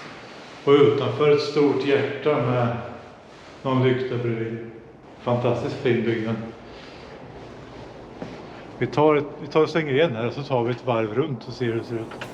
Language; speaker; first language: Swedish; native; Swedish